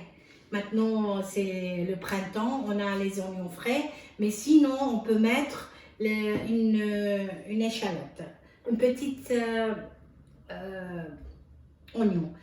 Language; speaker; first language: French; non-native, fluent; Arabic